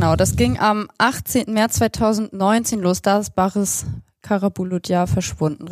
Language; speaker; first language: German; native; German